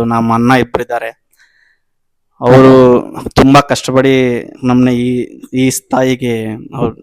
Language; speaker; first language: Kannada; non-native, local second language; Telugu